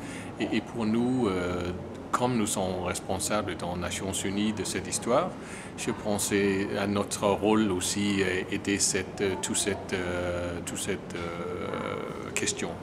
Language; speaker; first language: French; non-native, learner; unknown